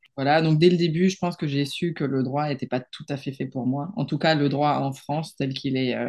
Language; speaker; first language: French; non-native, fluent; Spanish